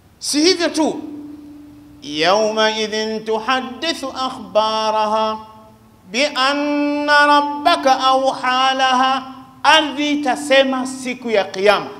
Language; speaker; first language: Swahili; native; Swahili